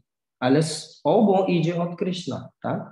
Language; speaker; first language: Polish; non-native, learner; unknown